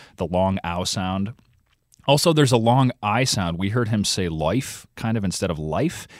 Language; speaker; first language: English; native; English